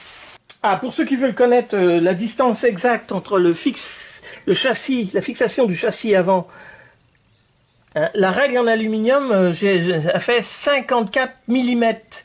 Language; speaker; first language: French; native; French